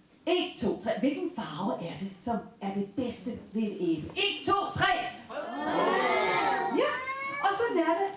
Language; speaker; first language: Danish; native; Danish